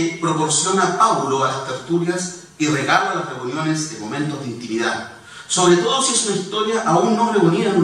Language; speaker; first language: Spanish; native; Spanish